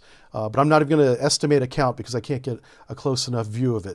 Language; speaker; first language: English; native; English